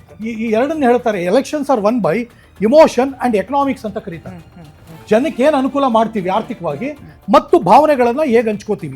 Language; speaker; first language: Kannada; native; Kannada